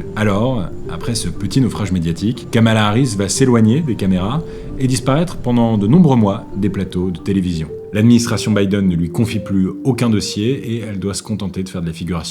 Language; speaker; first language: French; native; French